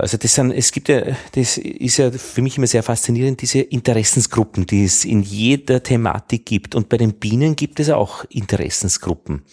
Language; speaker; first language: German; native; German